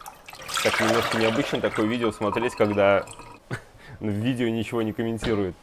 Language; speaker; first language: Russian; native; Russian